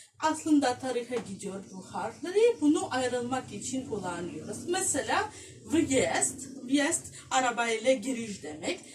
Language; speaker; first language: Turkish; non-native, fluent; Russian